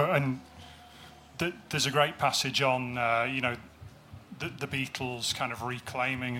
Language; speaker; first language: English; native; English